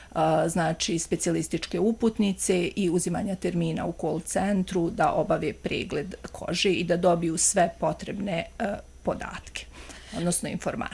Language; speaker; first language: Croatian; native; Croatian